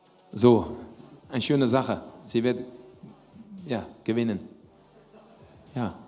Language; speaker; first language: German; non-native, learner; Dutch